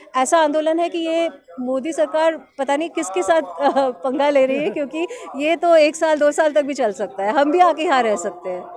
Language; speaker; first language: Hindi; non-native, local second language; Bangla